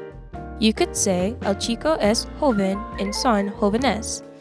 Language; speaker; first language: Spanish; non-native, learner; English